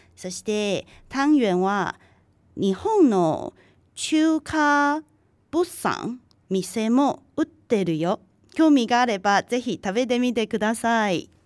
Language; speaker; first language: Japanese; non-native, fluent; Chinese